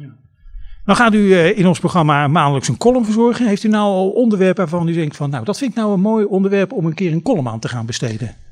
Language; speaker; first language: Dutch; native; Dutch